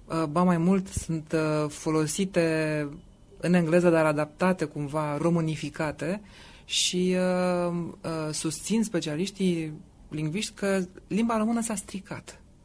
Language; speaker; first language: Romanian; native; Romanian